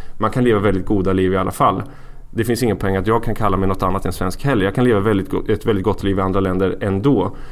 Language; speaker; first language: Swedish; native; Swedish